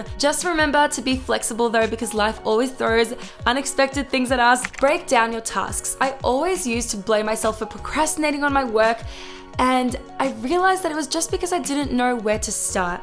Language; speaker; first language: English; native; English